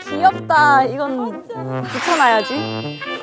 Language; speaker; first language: Korean; non-native, learner; Chinese